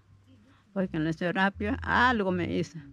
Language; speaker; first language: Spanish; non-native, local second language; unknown